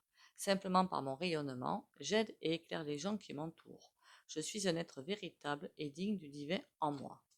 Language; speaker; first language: French; native; French